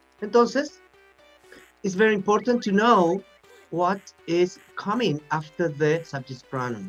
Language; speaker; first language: English; non-native, fluent; Spanish